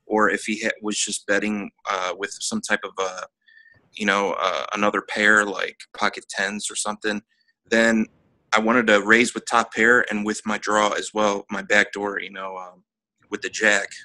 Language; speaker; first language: English; native; English